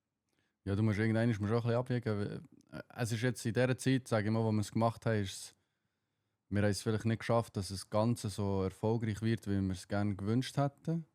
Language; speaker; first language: German; native; German